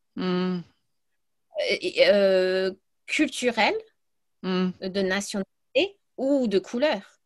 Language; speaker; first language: French; early bilingual, other home language; English